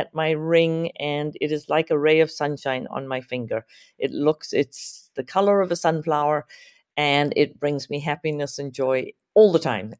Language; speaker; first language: English; native; English